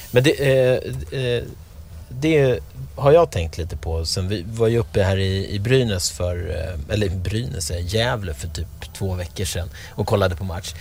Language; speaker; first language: Swedish; native; Swedish